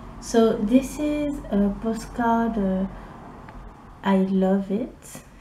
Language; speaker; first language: English; non-native, learner; French